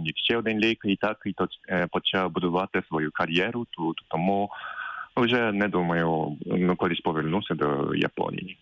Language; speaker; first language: Ukrainian; non-native, fluent; Japanese